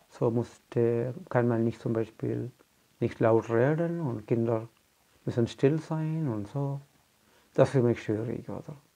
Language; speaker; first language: German; non-native, fluent; Malayalam